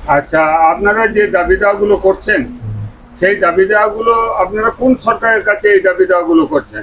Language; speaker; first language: Bangla; non-native, local second language; Santali